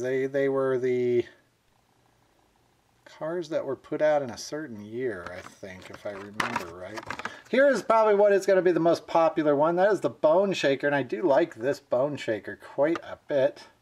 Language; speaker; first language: English; native; English